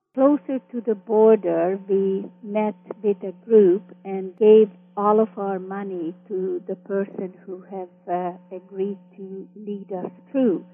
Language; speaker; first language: English; early bilingual, other home language; Hungarian